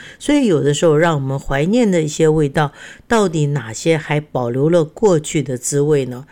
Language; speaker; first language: Chinese; native; Chinese